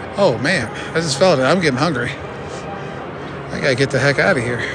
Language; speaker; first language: English; native; English